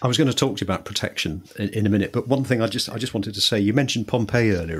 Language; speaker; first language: English; native; English